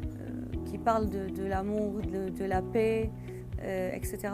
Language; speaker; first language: French; non-native, fluent; Arabic